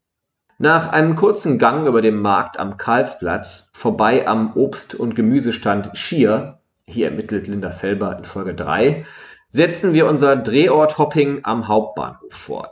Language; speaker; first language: German; native; German